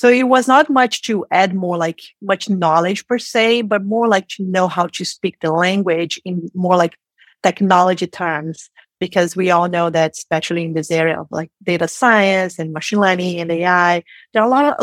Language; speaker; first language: English; non-native, fluent; Portuguese